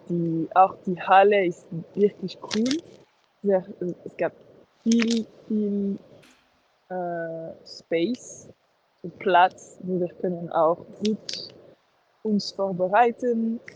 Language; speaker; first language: German; non-native, local second language; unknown